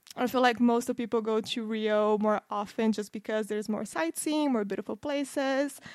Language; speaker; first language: English; non-native, fluent; Portuguese